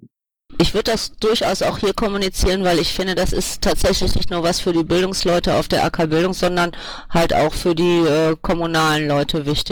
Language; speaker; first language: German; native; German